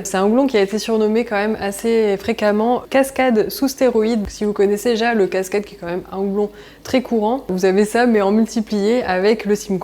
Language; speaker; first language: French; native; French